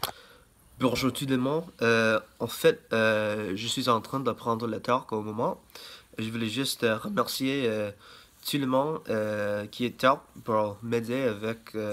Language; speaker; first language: French; non-native, fluent; English